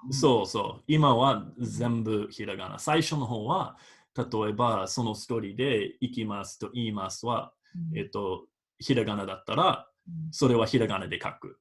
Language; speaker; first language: Japanese; non-native, fluent; English